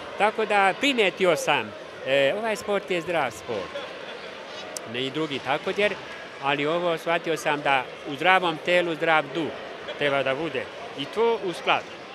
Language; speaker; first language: Bosnian; non-native, local second language; Hungarian